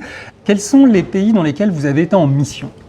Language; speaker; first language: French; native; French